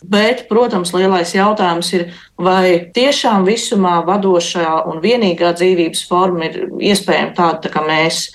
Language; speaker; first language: Latvian; native; Latvian